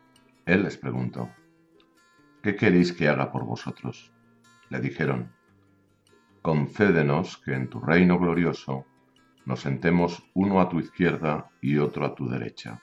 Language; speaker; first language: Spanish; native; Spanish